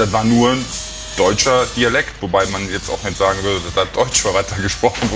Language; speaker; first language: German; native; German